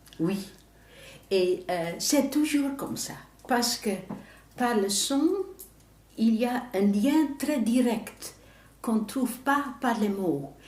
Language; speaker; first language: French; non-native, fluent; Dutch